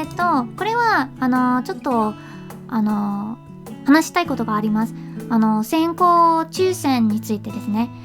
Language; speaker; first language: Japanese; non-native, learner; English